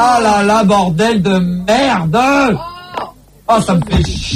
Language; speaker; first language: French; native; French